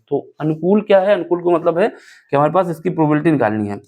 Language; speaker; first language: Hindi; native; Hindi